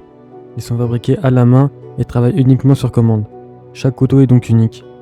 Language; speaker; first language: French; native; French